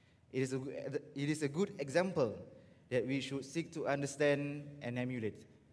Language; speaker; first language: English; non-native, local second language; Malay